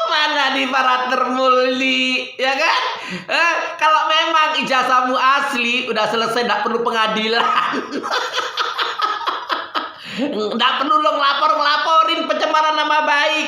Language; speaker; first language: Indonesian; native; Indonesian